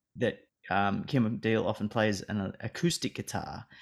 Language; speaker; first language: English; native; English